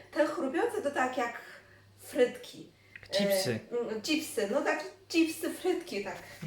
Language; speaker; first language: Polish; non-native, learner; Chinese